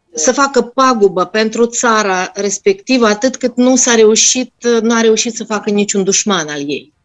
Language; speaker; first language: Romanian; non-native, fluent; Russian